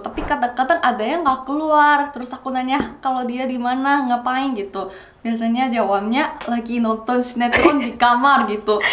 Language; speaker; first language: Indonesian; non-native, fluent; Korean